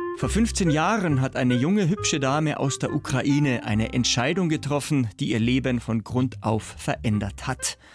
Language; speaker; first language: German; native; German